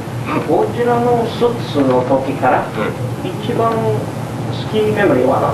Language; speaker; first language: Japanese; non-native, learner; English